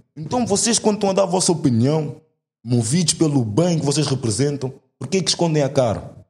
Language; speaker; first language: Portuguese; native; Portuguese